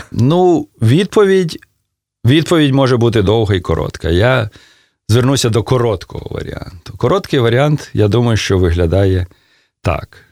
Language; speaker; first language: Ukrainian; native; Ukrainian